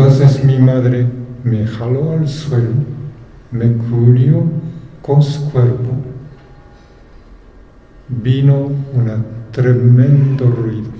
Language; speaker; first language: Spanish; non-native, fluent; Japanese